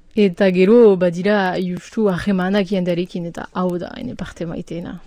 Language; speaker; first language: Basque; non-native, local second language; French